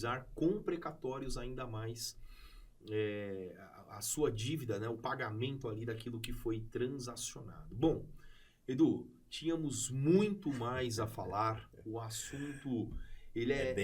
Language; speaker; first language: Portuguese; native; Portuguese